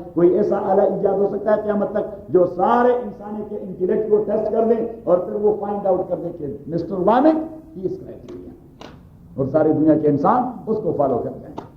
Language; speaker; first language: Urdu; non-native, local second language; Pashto